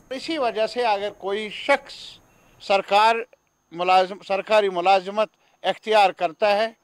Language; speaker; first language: Hindi; non-native, local second language; Kashmiri